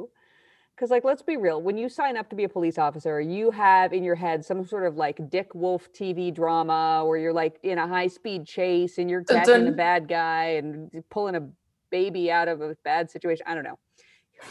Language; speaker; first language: English; native; English